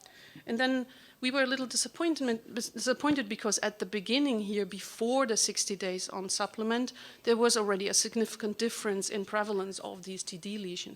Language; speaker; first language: English; non-native, fluent; German